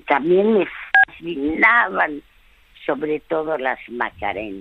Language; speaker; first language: Spanish; early bilingual, other home language; French